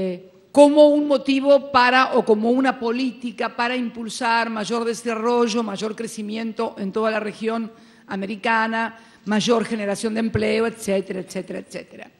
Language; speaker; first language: Spanish; native; Spanish